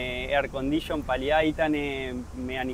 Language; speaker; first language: Greek; early bilingual, heritage; Spanish